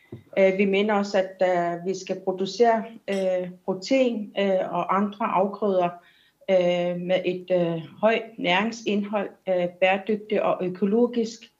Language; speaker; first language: Danish; non-native, local second language; Kalaallisut